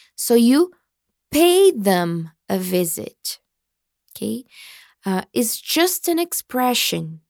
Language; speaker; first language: English; non-native, fluent; Portuguese